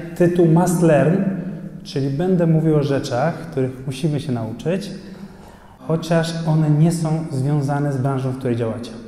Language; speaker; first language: Polish; early bilingual, other home language; Albanian